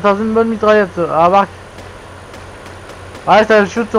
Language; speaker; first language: French; native; French